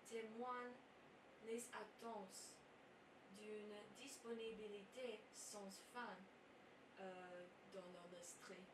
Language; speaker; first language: French; non-native, learner; English